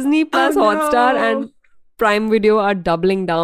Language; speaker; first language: English; non-native, local second language; Hindi